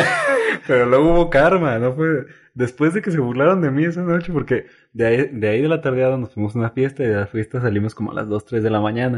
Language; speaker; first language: Spanish; native; Spanish